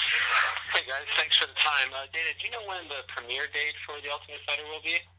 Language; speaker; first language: English; native; English